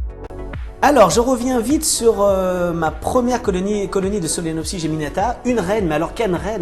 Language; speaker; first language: French; native; French